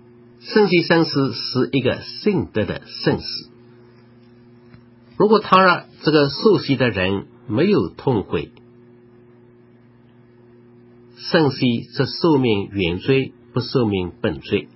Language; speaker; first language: Chinese; native; Chinese